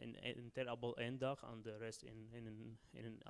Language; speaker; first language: Dutch; non-native, learner; Arabic